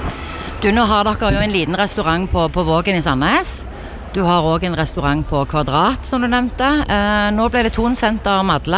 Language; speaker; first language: Norwegian; native; Norwegian